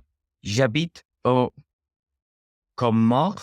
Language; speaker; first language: French; non-native, learner; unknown